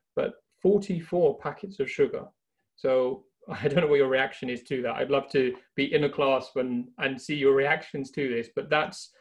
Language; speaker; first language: English; native; English